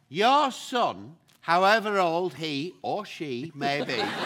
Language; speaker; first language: English; native; English